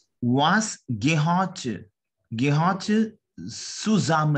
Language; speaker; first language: German; non-native, learner; Hindi